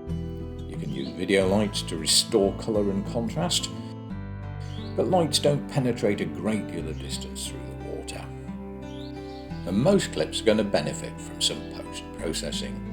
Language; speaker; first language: English; native; English